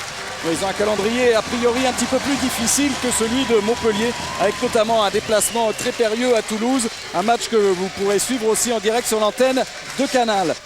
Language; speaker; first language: French; native; French